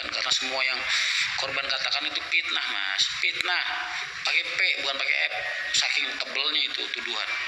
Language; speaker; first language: Indonesian; native; Indonesian